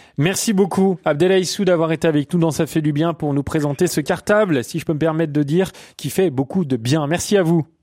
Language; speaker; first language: French; native; French